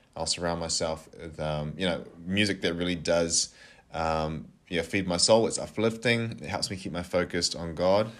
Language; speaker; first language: English; native; English